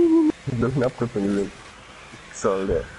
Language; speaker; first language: German; native; German